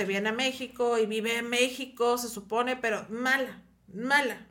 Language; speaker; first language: Spanish; native; Spanish